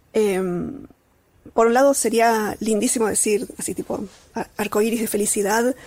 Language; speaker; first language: Spanish; native; Spanish